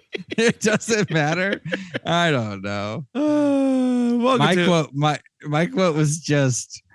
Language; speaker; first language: English; native; English